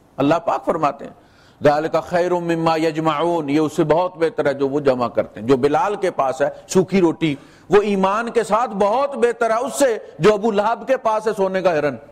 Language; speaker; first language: Urdu; non-native, local second language; Punjabi